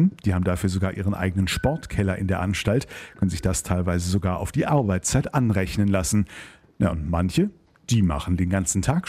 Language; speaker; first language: German; native; German